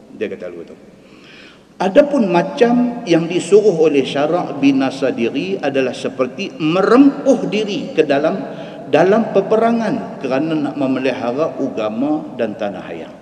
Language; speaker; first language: Malay; native; Malay